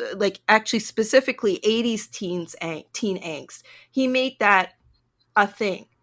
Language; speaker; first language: English; native; English